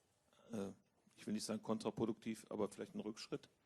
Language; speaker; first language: German; native; German